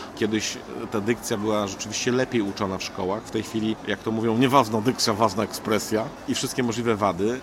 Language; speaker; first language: Polish; native; Polish